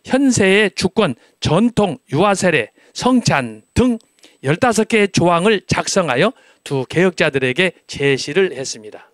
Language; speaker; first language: Korean; native; Korean